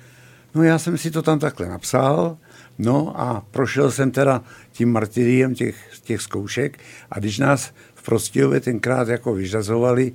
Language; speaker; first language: Czech; native; Czech